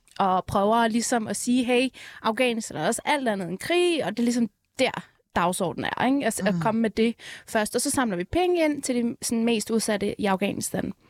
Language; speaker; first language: Danish; early bilingual, other home language; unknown